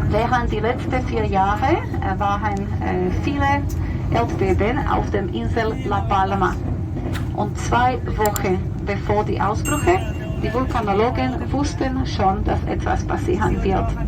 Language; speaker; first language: German; non-native, fluent; Spanish